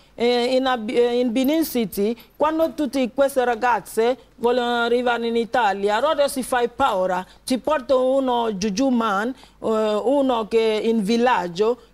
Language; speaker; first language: Italian; non-native, fluent; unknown